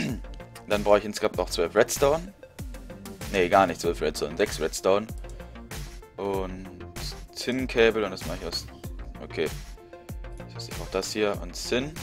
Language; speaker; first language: German; native; German